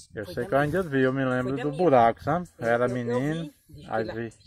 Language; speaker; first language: Portuguese; native; Portuguese